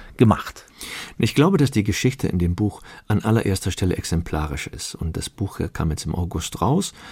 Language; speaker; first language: German; early bilingual, other home language; Turkish